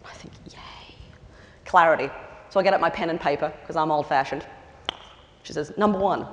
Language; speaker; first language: English; native; English